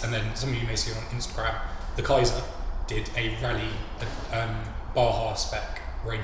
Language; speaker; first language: English; native; English